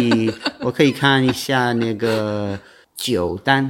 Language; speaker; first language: Chinese; non-native, learner; English